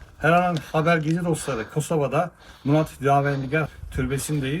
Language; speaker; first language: Turkish; native; Turkish